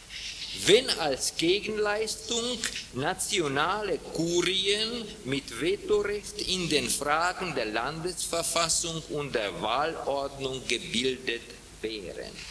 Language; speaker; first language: German; non-native, fluent; Czech